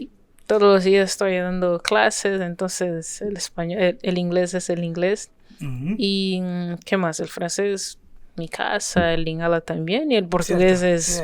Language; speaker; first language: Spanish; non-native, fluent; French